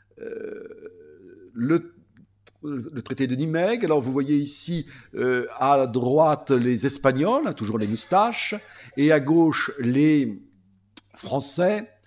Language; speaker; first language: French; native; French